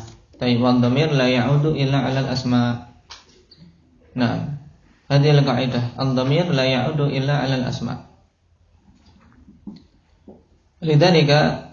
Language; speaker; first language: Arabic; non-native, fluent; Indonesian